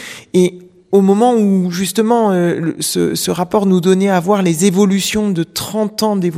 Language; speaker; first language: French; native; French